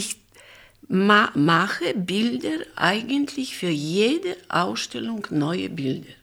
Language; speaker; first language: German; non-native, fluent; Polish